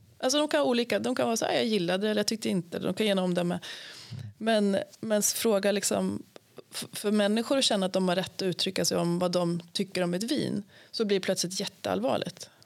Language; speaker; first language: Swedish; native; Swedish